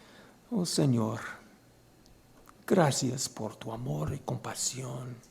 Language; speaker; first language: Spanish; non-native, fluent; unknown